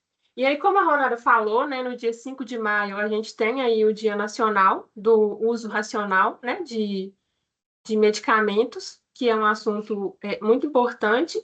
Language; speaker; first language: Portuguese; native; Portuguese